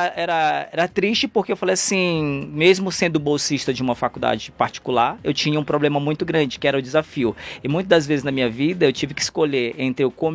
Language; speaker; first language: Portuguese; native; Portuguese